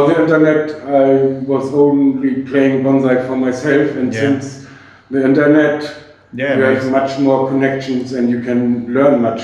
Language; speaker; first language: English; non-native, fluent; German